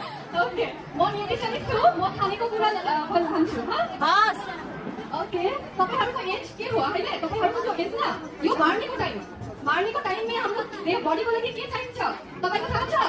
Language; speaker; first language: Nepali; non-native, learner; Bangla